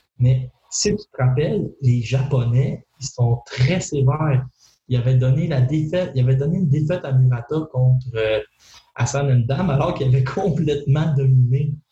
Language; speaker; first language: French; native; French